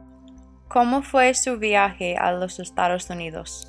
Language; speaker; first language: Spanish; non-native, learner; English